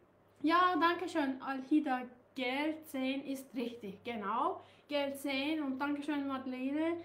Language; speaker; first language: German; non-native, learner; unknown